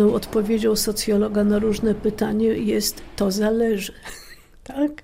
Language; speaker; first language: Polish; native; Polish